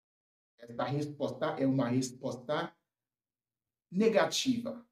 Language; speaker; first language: Portuguese; non-native, fluent; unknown